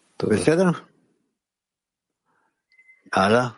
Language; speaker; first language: Hebrew; non-native, fluent; Russian